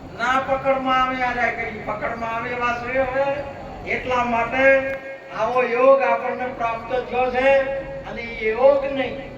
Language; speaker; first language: Gujarati; non-native, local second language; Marwari